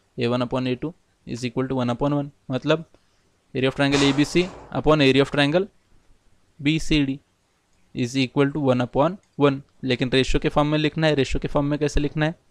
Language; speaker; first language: Hindi; non-native, local second language; Marathi